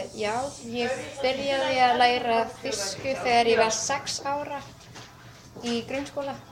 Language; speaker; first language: Icelandic; non-native, learner; Hungarian